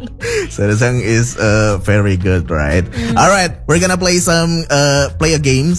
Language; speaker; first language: English; non-native, local second language; Indonesian